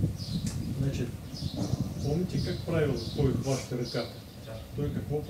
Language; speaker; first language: Bulgarian; non-native, learner; Russian